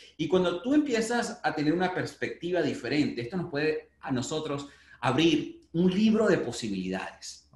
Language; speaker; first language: Spanish; native; Spanish